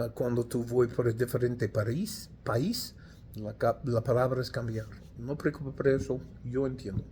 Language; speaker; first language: Spanish; non-native, learner; English